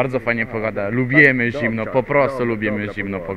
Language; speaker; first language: Polish; non-native, learner; Italian